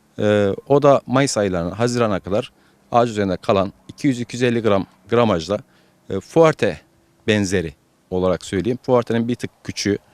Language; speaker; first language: Turkish; native; Turkish